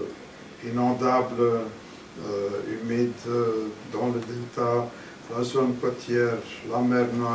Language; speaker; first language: French; non-native, fluent; Romanian